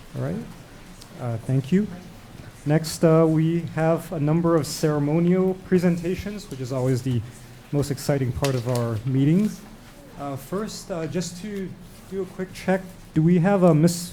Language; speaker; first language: English; non-native, local second language; Cantonese